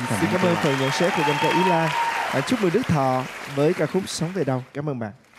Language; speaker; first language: Vietnamese; native; Vietnamese